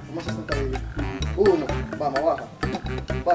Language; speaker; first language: Spanish; native; Spanish